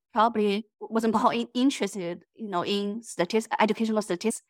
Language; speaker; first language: English; non-native, fluent; Chinese